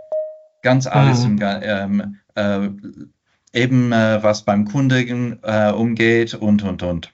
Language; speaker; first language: German; non-native, fluent; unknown